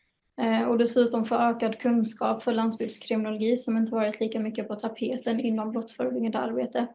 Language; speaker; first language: Swedish; native; Swedish